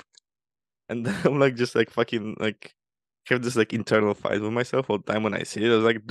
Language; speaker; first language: English; non-native, fluent; Polish